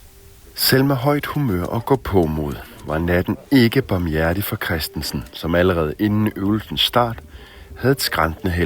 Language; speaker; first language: Danish; native; Danish